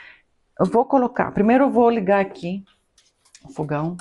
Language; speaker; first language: Portuguese; non-native, fluent; Greek